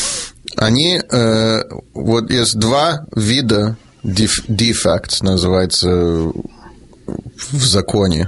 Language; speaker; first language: Russian; early bilingual, heritage; Russian